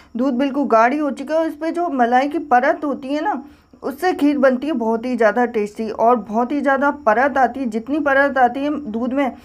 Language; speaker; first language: Hindi; native; Hindi